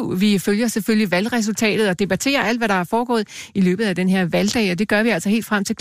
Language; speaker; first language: Danish; native; Danish